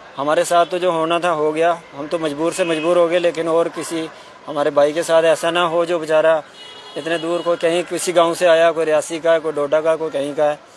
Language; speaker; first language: Hindi; native; Hindi